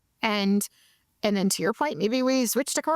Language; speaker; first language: English; native; English